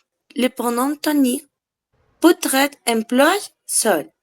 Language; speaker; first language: French; non-native, learner; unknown